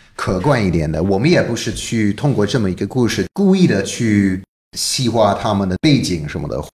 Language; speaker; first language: Chinese; non-native, fluent; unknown